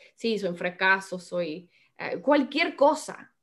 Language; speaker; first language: Spanish; non-native, fluent; English